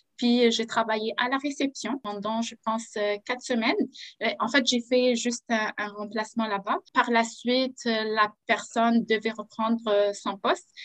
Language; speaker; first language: French; non-native, local second language; Arabic